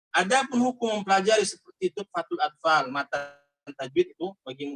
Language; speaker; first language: Indonesian; native; Indonesian